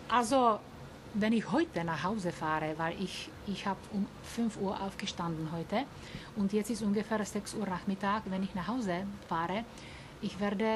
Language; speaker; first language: German; non-native, learner; Czech